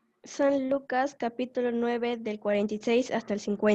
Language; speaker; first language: Spanish; native; Spanish